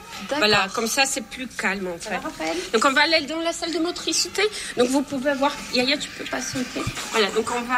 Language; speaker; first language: French; native; French